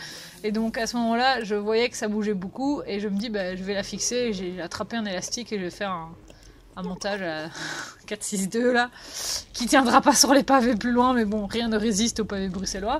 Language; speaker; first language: French; native; French